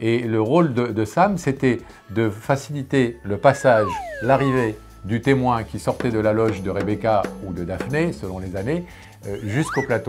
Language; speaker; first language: French; native; French